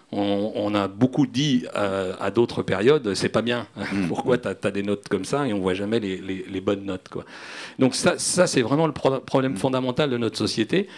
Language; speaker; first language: French; native; French